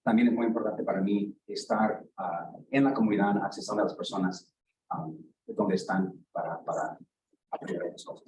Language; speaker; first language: Spanish; non-native, learner; English